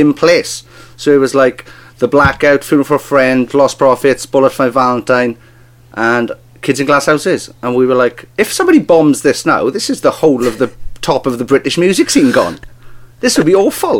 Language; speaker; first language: English; native; English